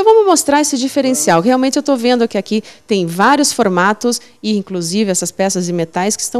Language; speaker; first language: Portuguese; native; Portuguese